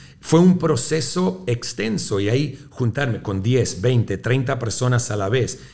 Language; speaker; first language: Spanish; early bilingual, heritage; Spanish